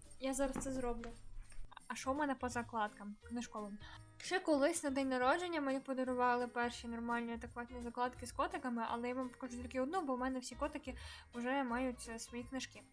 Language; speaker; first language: Ukrainian; native; Ukrainian